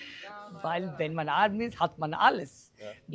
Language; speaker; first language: German; non-native, learner; Bangla